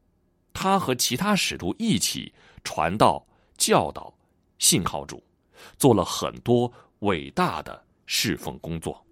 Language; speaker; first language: Chinese; native; Chinese